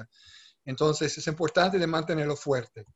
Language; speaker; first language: Spanish; non-native, fluent; English